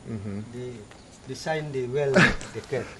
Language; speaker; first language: English; non-native, learner; Indonesian